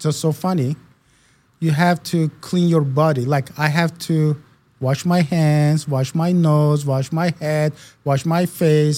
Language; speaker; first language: English; non-native, fluent; Turkish